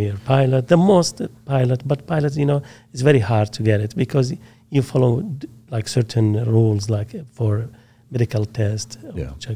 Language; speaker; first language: English; non-native, learner; Arabic